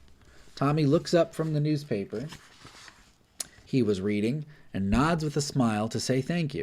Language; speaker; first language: English; native; English